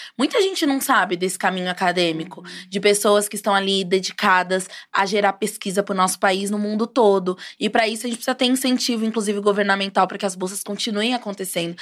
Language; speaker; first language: Portuguese; native; Portuguese